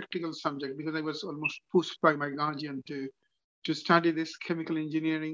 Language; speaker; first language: English; non-native, local second language; Bangla